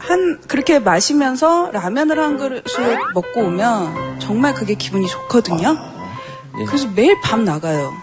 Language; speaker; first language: Korean; native; Korean